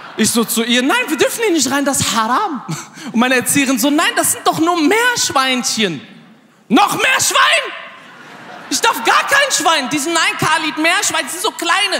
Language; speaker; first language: German; early bilingual, other home language; Arabic